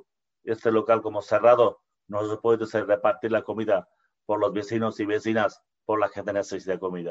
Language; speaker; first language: Spanish; non-native, learner; Bangla